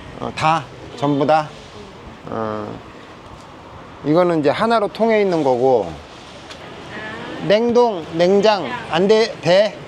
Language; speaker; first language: Korean; native; Korean